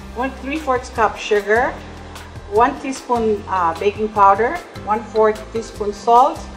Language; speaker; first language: English; non-native, local second language; Cebuano